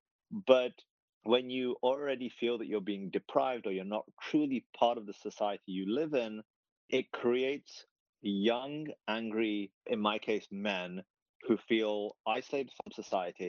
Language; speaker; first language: English; native; English